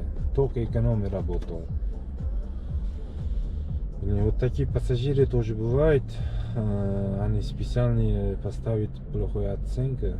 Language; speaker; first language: Russian; non-native, learner; Uzbek